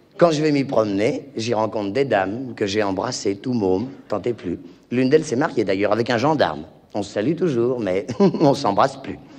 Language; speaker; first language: French; native; French